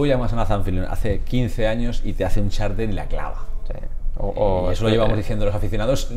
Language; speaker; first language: Spanish; native; Spanish